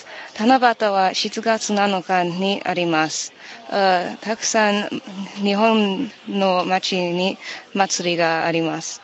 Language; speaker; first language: Japanese; non-native, learner; English